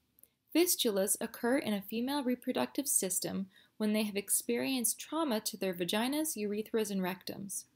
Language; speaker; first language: English; native; English